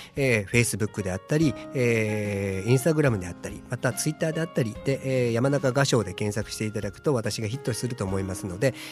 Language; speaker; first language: Japanese; native; Japanese